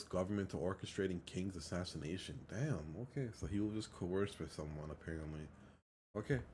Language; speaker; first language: English; early bilingual, other home language; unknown